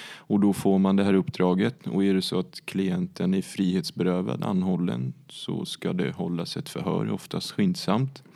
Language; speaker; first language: Swedish; early bilingual, other home language; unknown